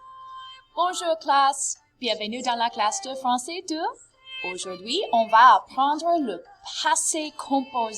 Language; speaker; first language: French; non-native, fluent; English